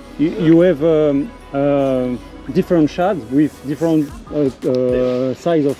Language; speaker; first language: English; non-native, learner; French